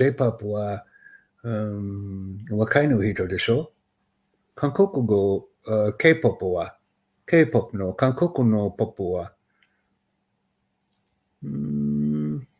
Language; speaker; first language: Japanese; non-native, learner; English